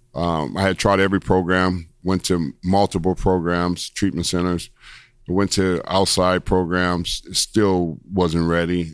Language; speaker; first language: English; native; English